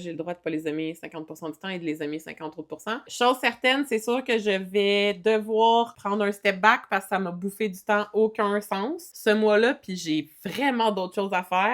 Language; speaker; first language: French; native; French